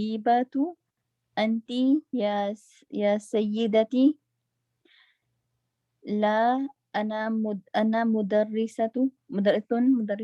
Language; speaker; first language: Arabic; non-native, learner; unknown